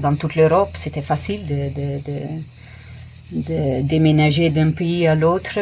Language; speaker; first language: French; non-native, fluent; English